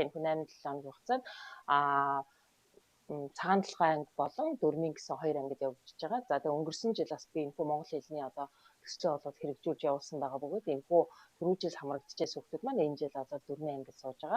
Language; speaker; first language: Mongolian; native; Mongolian